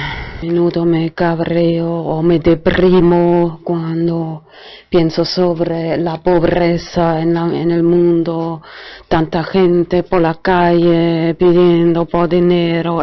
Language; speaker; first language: Spanish; non-native, fluent; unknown